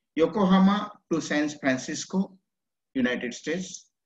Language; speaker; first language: English; non-native, local second language; Marathi